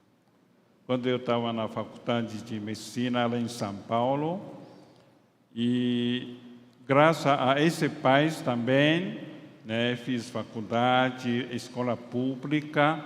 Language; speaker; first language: Portuguese; non-native, fluent; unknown